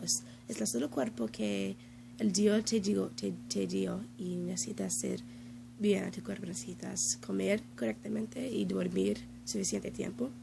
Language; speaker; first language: Spanish; non-native, learner; English